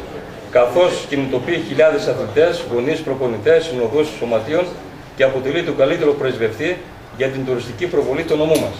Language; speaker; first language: Greek; native; Greek